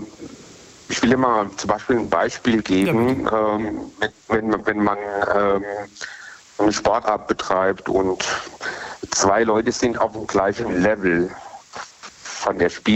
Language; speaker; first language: German; native; German